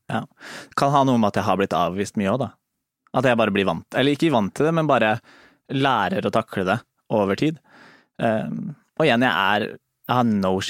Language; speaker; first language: Norwegian; native; Norwegian